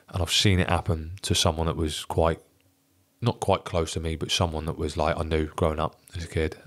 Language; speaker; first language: English; native; English